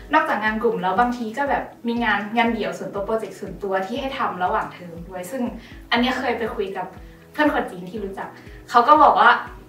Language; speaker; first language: Thai; native; Thai